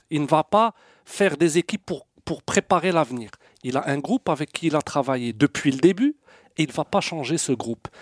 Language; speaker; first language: French; non-native, local second language; Arabic